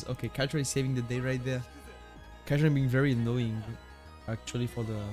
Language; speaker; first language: English; non-native, fluent; French